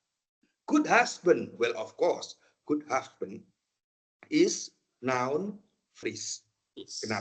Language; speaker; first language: English; non-native, fluent; Indonesian